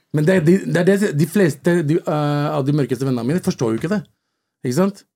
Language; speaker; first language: Norwegian; early bilingual, other home language; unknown